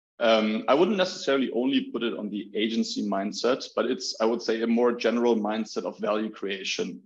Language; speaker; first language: English; non-native, fluent; German